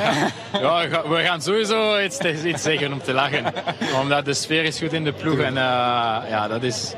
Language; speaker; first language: Dutch; non-native, local second language; French